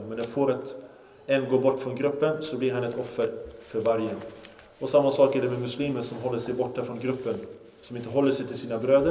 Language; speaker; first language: Swedish; non-native, local second language; Arabic